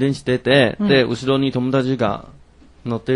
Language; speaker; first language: Japanese; non-native, fluent; Chinese